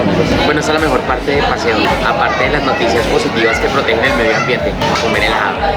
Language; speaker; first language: Spanish; native; Spanish